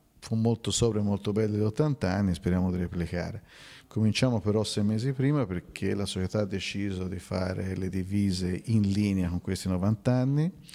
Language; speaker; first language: Italian; native; Italian